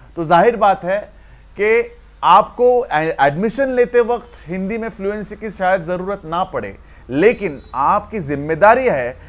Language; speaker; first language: Hindi; non-native, local second language; Marathi